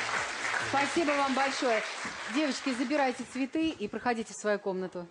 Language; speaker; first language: Russian; native; Russian